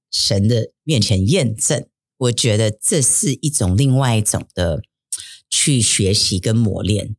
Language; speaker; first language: Chinese; early bilingual, heritage; Chinese